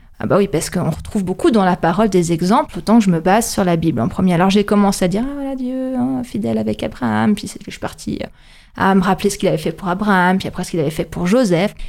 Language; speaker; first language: French; native; French